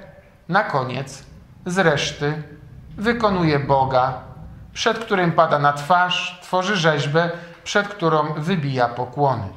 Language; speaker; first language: Polish; native; Polish